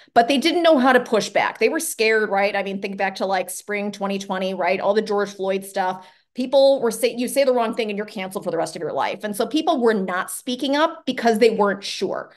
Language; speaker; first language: English; native; English